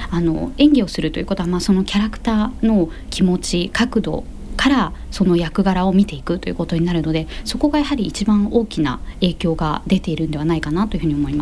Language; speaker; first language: Japanese; native; Japanese